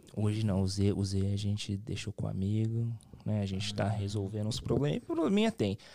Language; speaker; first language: Portuguese; native; Portuguese